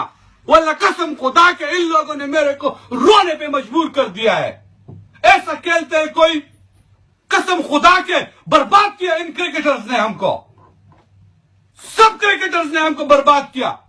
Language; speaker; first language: Hindi; non-native, local second language; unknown